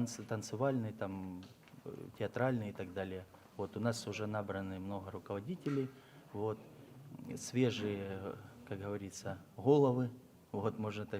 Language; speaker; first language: Russian; native; Russian